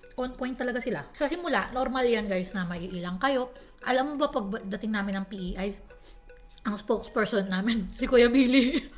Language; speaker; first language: Filipino; native; Filipino